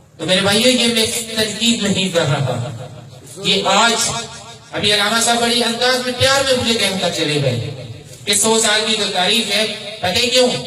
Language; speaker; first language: Urdu; non-native, fluent; Arabic